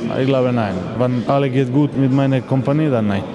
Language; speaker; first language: German; non-native, learner; Macedonian